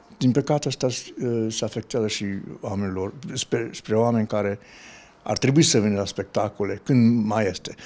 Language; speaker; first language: Romanian; non-native, local second language; Hungarian